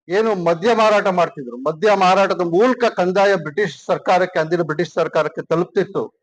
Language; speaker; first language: Kannada; native; Kannada